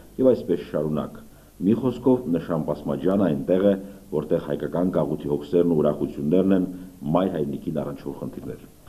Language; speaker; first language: Armenian; native; Armenian